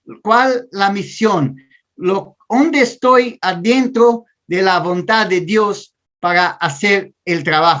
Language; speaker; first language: Spanish; non-native, learner; Portuguese